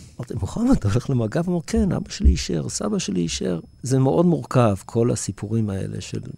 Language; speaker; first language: Hebrew; early bilingual, other home language; English